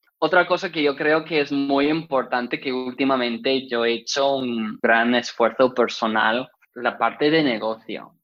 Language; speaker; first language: Spanish; non-native, fluent; English